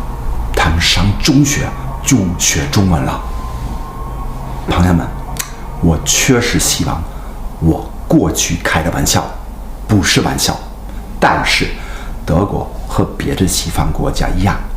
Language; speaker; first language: Chinese; non-native, fluent; German